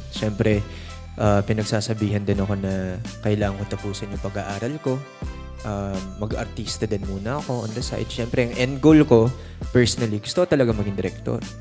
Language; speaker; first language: Filipino; non-native, local second language; English